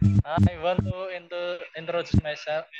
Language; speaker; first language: English; non-native, learner; Indonesian